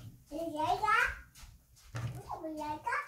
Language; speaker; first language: Dutch; early bilingual, other home language; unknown